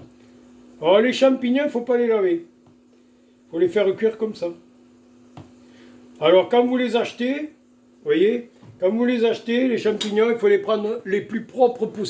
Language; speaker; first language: French; native; French